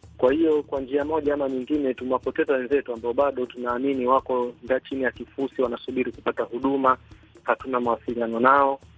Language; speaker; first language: Swahili; native; Swahili